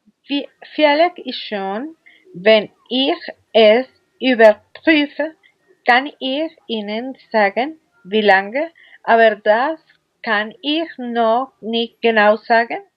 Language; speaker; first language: German; non-native, learner; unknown